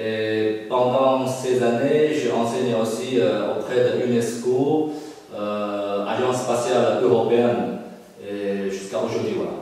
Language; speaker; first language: French; non-native, fluent; Chinese